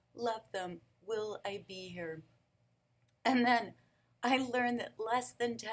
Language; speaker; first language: English; native; English